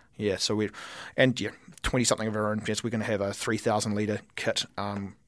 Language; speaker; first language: English; native; English